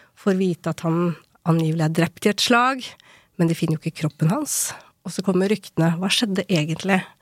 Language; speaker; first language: Norwegian; native; Norwegian